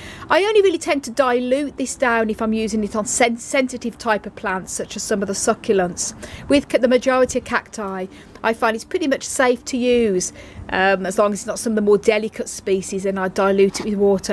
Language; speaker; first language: English; native; English